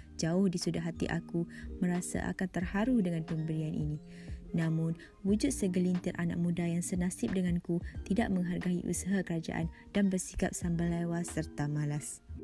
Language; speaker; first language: Malay; native; Malay